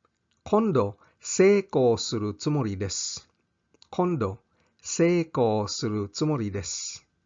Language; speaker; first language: Japanese; non-native, fluent; English